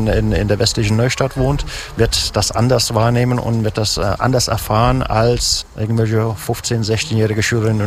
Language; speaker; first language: German; native; German